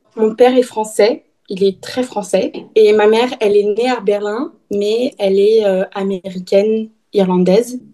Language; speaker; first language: French; early bilingual, heritage; German